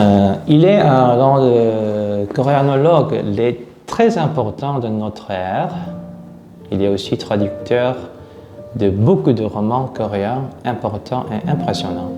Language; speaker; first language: French; non-native, fluent; Korean